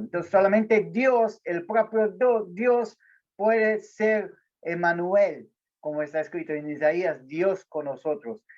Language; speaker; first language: Spanish; non-native, fluent; Portuguese